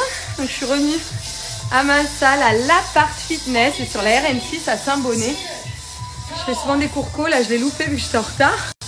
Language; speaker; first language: French; native; French